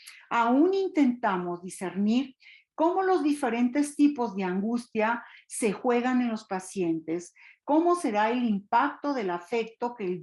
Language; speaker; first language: Spanish; native; Spanish